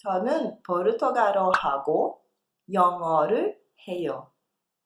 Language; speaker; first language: Korean; non-native, fluent; Portuguese